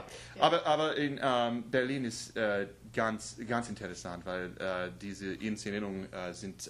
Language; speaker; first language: German; non-native, learner; English